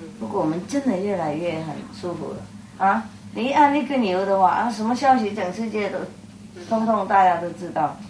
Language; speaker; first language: Chinese; non-native, fluent; Vietnamese